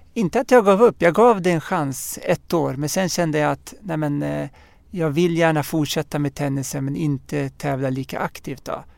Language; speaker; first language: Swedish; early bilingual, other home language; Arabic